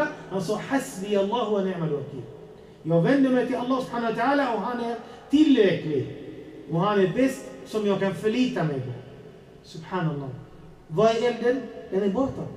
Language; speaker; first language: Swedish; non-native, fluent; Arabic